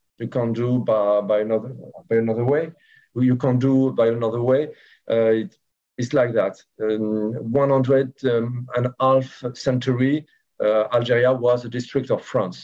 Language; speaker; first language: English; non-native, learner; French